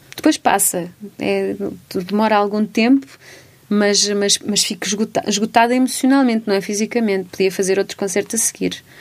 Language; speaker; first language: Portuguese; native; Portuguese